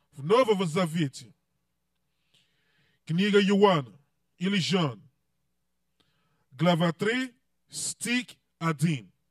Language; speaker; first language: Russian; non-native, learner; English